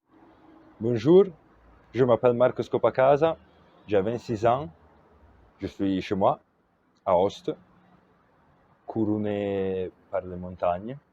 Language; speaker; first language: French; non-native, local second language; Italian